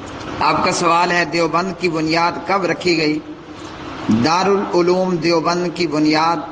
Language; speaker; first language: Urdu; native; Urdu